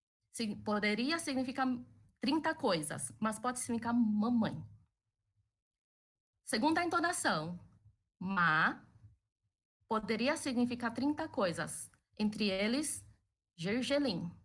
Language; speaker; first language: Portuguese; early bilingual, other home language; Chinese